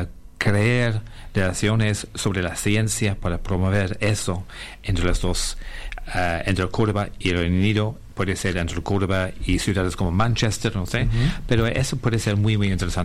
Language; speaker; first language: Spanish; non-native, fluent; English